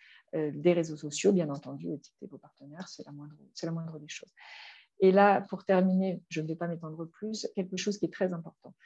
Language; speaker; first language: French; native; French